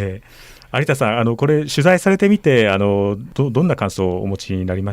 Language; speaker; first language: Japanese; native; Japanese